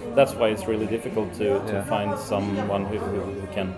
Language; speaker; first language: English; early bilingual, other home language; Swedish